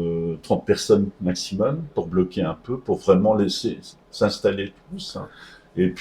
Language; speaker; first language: French; native; French